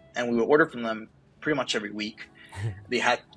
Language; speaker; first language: English; early bilingual, other home language; Spanish